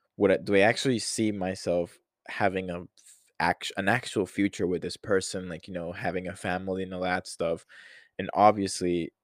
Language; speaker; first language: English; non-native, fluent; Spanish